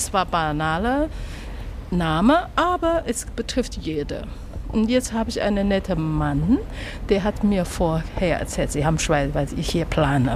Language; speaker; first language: German; non-native, learner; Chinese